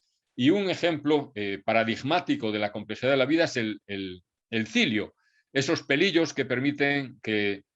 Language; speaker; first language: Spanish; native; Spanish